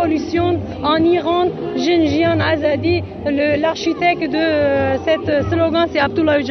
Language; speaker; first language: French; non-native, learner; Kurdish